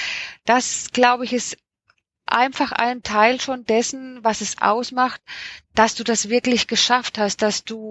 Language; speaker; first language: German; native; German